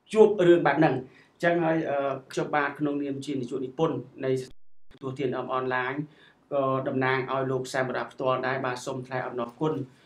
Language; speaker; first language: Khmer; native; Khmer